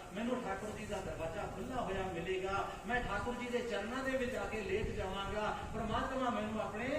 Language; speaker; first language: Hindi; non-native, local second language; Punjabi